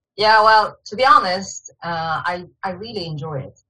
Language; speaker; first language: English; non-native, fluent; Chinese